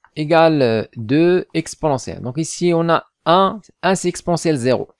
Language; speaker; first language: French; non-native, local second language; Arabic